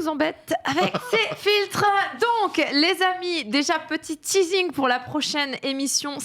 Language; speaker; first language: French; native; French